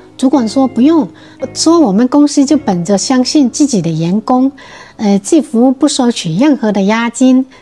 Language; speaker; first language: Chinese; native; Chinese